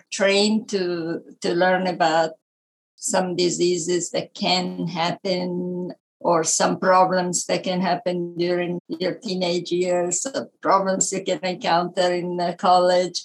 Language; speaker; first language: English; non-native, fluent; Italian